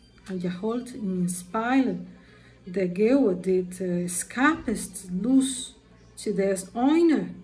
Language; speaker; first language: Danish; non-native, learner; Portuguese